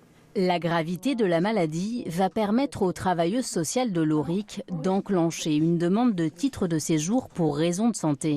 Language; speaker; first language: French; native; French